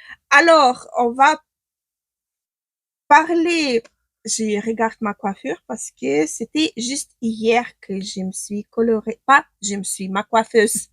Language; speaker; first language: French; non-native, fluent; Ukrainian